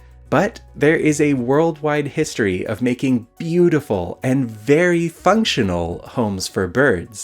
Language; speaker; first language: English; native; English